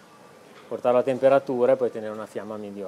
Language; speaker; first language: Italian; native; Italian